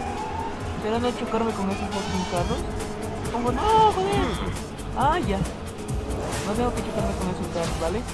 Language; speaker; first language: Spanish; native; Spanish